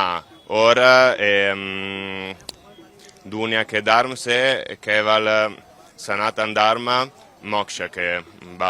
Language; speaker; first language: Hindi; non-native, learner; Italian